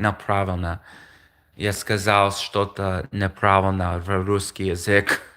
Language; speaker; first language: Russian; non-native, learner; English